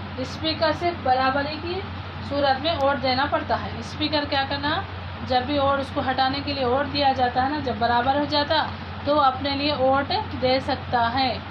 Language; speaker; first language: Urdu; native; Urdu